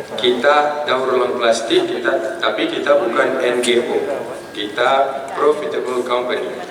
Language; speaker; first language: Indonesian; non-native, fluent; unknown